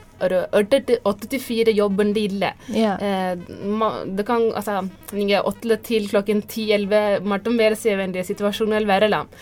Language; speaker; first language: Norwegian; early bilingual, other home language; Tamil